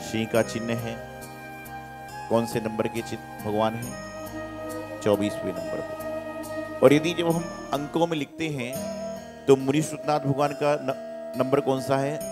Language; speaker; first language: Hindi; native; Hindi